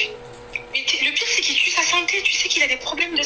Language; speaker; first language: French; early bilingual, other home language; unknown